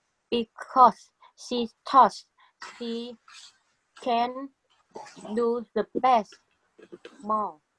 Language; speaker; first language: English; non-native, learner; Vietnamese